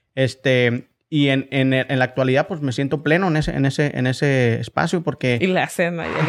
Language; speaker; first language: Spanish; native; Spanish